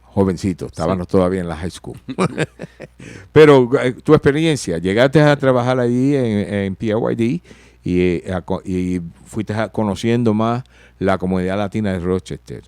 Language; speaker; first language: Spanish; early bilingual, heritage; Spanish